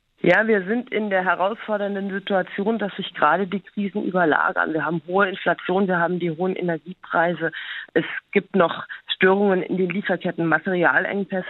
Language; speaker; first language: German; native; German